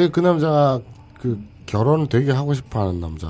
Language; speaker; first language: Korean; native; Korean